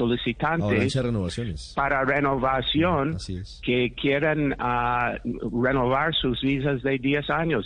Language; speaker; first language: Spanish; non-native, fluent; English